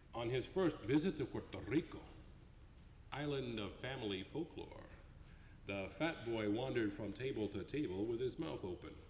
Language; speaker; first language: English; native; English